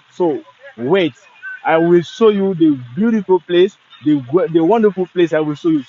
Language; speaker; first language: English; non-native, learner; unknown